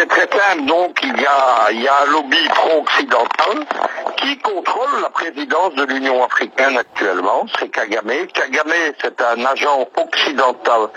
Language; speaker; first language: French; native; French